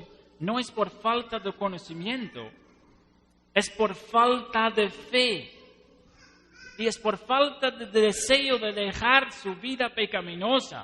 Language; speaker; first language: Spanish; non-native, fluent; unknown